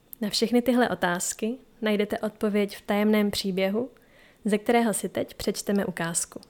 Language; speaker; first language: Czech; native; Czech